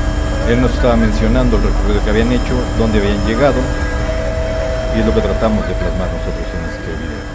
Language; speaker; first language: Spanish; native; Spanish